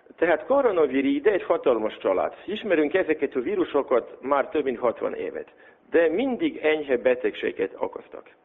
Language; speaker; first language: Hungarian; non-native, local second language; Serbian